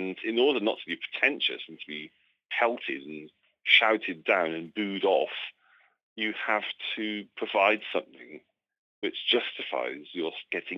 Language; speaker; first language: English; native; English